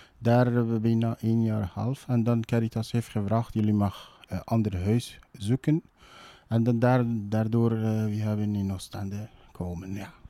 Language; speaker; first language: Dutch; non-native, learner; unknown